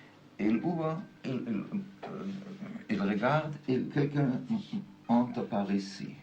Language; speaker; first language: French; non-native, fluent; German